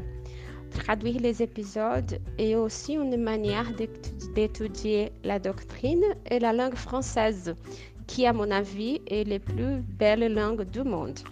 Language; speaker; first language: French; non-native, fluent; Portuguese